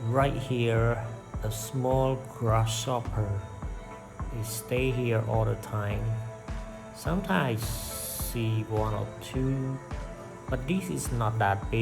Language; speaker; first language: English; non-native, learner; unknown